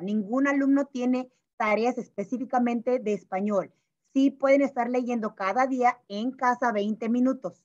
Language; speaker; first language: Spanish; early bilingual, heritage; Spanish